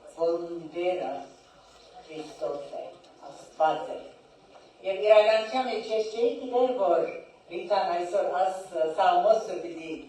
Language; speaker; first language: Armenian; early bilingual, heritage; Armenian